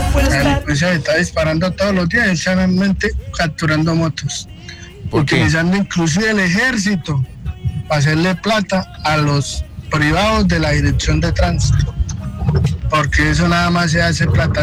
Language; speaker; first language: Spanish; native; Spanish